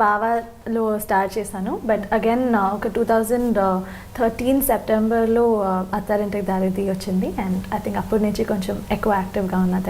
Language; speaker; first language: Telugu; non-native, local second language; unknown